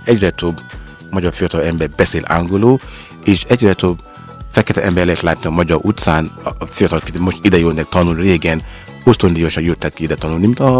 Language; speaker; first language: Hungarian; non-native, learner; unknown